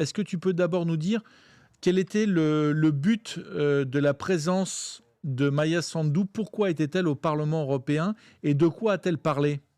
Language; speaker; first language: French; native; French